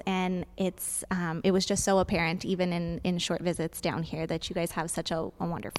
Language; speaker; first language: English; native; English